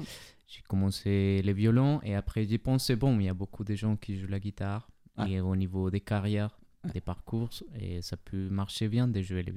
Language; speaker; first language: French; non-native, learner; Spanish